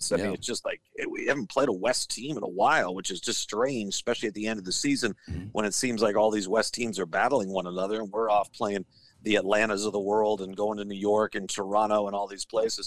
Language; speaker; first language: English; native; English